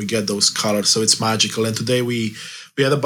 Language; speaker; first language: English; non-native, fluent; Romanian